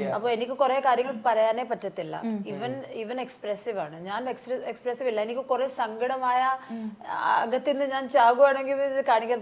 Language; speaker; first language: Malayalam; non-native, learner; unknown